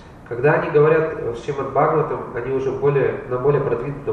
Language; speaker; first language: Russian; native; Russian